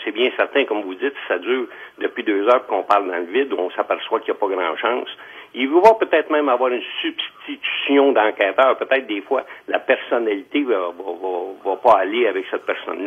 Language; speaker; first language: French; native; French